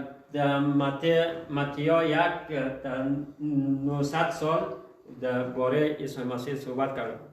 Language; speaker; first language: Persian; early bilingual, heritage; Persian